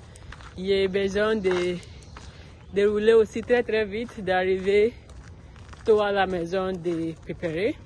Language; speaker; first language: French; non-native, learner; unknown